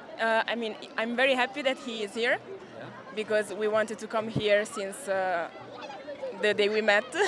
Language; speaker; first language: English; non-native, fluent; Italian